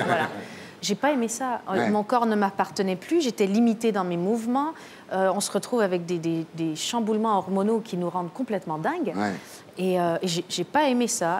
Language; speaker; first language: French; native; French